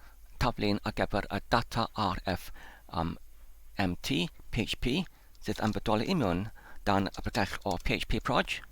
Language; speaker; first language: Welsh; non-native, learner; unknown